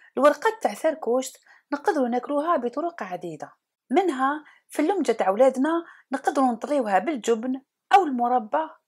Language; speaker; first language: Arabic; non-native, local second language; Kabyle